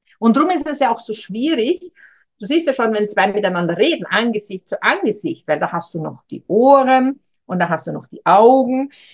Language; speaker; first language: German; native; German